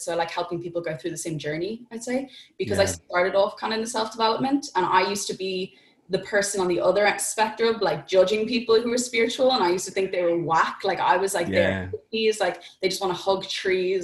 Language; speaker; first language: English; native; English